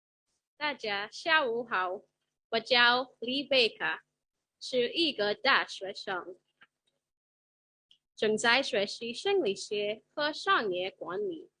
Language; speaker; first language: Chinese; non-native, learner; English